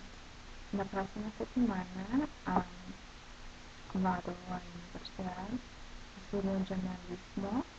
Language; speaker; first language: Italian; non-native, learner; English